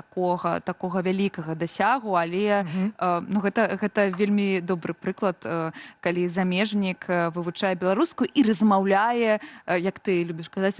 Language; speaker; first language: Belarusian; native; Belarusian